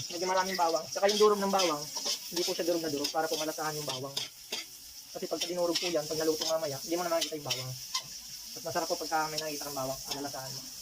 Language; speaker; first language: Filipino; non-native, local second language; Bikol